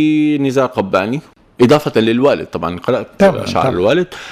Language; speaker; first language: Arabic; native; Arabic